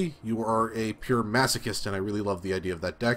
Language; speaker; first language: English; native; English